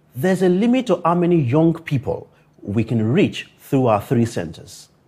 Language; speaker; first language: English; non-native, local second language; Yoruba